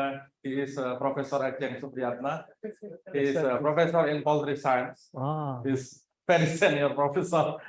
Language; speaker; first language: English; non-native, learner; Indonesian